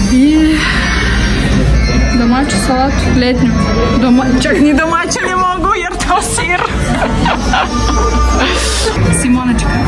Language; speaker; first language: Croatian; non-native, fluent; Russian